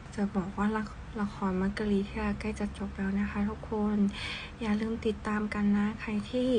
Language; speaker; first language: Thai; early bilingual, other home language; Cantonese